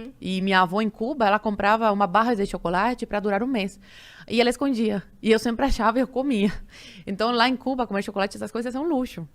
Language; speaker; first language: Portuguese; non-native, fluent; Spanish